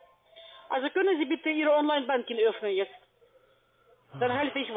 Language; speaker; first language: German; non-native, fluent; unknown